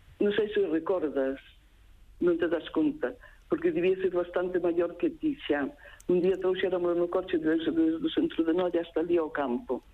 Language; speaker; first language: Galician; native; Galician